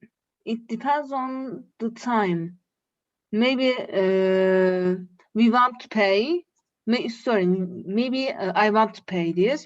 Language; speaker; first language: English; non-native, learner; Turkish